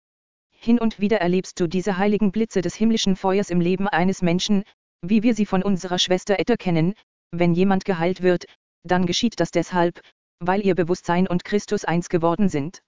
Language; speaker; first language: German; native; German